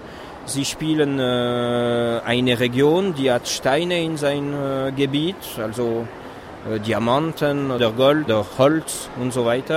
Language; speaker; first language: German; non-native, fluent; French